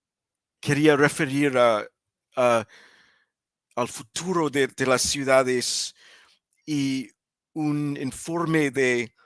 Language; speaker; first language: Spanish; non-native, learner; English